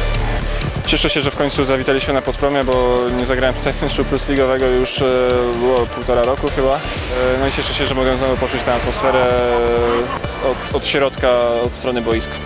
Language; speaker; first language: Polish; native; Polish